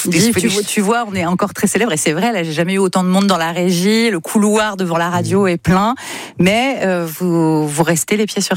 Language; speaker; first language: French; native; French